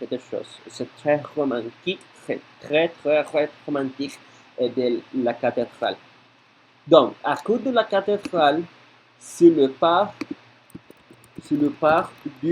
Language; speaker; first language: French; non-native, learner; Spanish